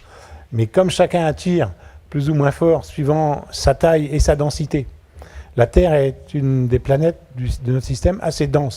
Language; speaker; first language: French; native; French